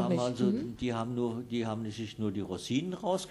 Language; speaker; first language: German; native; German